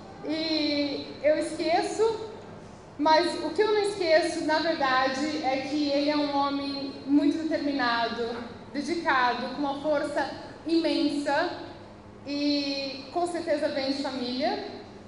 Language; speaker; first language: Portuguese; native; Portuguese